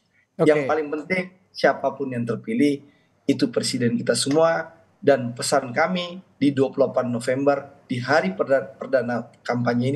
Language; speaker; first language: Indonesian; native; Indonesian